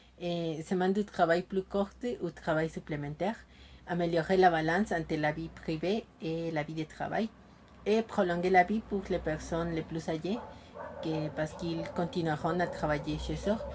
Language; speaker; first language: French; non-native, learner; Spanish